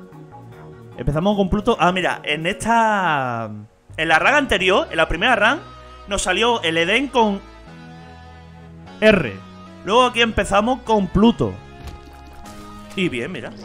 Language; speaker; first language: Spanish; native; Spanish